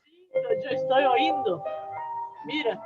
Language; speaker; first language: Spanish; non-native, learner; Portuguese